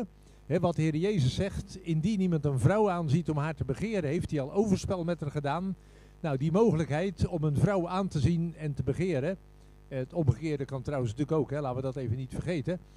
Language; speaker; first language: Dutch; native; Dutch